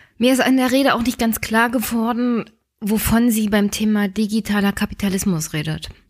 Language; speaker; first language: German; native; German